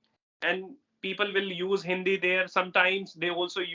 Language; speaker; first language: English; non-native, local second language; Hindi